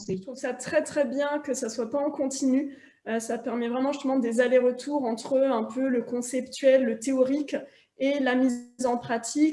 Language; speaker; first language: French; native; French